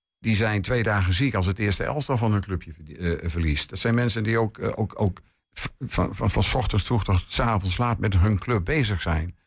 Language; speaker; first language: Dutch; native; Dutch